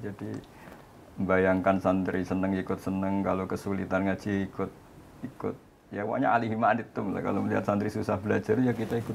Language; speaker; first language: Indonesian; native; Indonesian